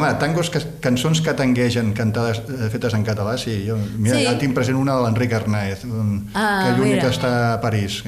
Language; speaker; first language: Catalan; native; Catalan